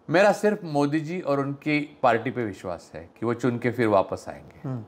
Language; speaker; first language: Hindi; non-native, local second language; Marathi